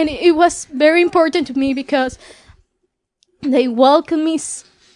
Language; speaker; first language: English; non-native, fluent; Spanish